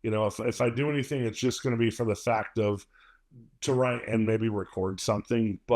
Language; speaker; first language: English; native; English